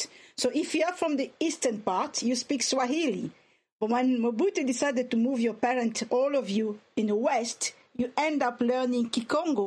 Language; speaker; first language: English; non-native, fluent; Swahili